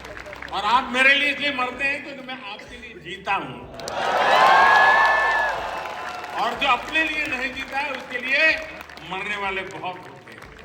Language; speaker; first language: Hindi; native; Hindi